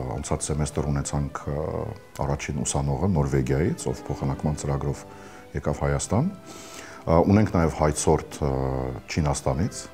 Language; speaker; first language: Armenian; native; Armenian